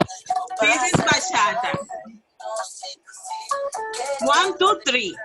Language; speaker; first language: English; non-native, learner; Spanish